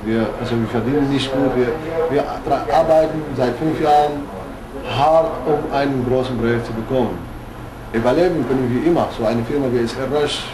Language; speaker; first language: German; non-native, fluent; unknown